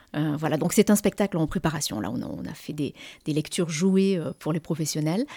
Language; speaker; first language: French; native; French